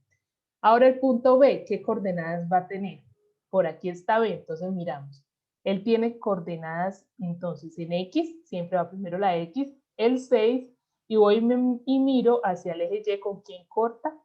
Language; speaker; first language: Spanish; native; Spanish